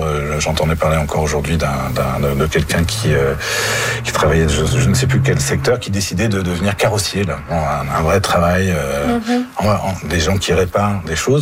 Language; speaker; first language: French; native; French